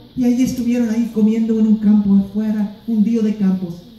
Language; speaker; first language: Spanish; early bilingual, other home language; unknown